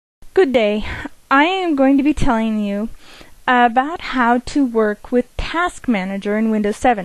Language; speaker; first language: English; native; English